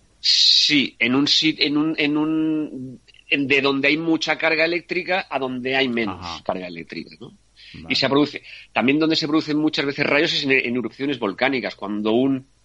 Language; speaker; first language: Spanish; native; Spanish